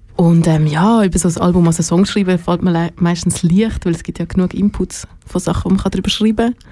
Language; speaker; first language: German; native; German